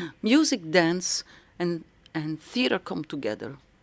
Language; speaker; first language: English; non-native, fluent; Dutch